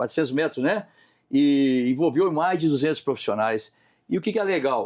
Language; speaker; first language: Portuguese; native; Portuguese